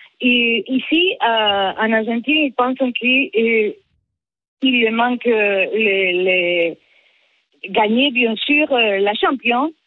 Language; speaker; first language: French; non-native, learner; Spanish